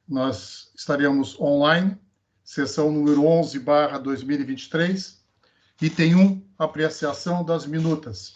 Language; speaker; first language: Portuguese; native; Portuguese